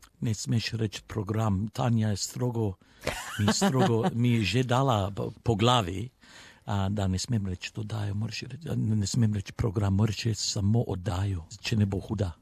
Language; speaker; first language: Slovenian; early bilingual, heritage; Slovenian